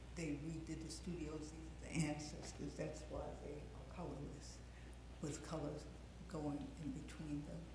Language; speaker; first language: English; native; English